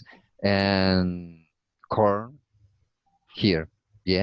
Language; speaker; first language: English; non-native, learner; Spanish